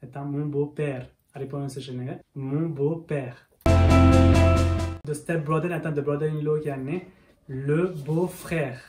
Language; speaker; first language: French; early bilingual, other home language; Sinhala